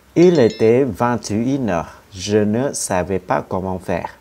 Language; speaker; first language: French; non-native, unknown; Vietnamese